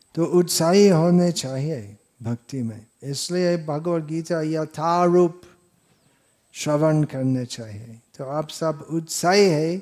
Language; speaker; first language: Hindi; non-native, fluent; English